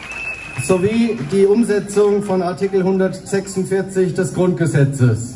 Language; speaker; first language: German; native; German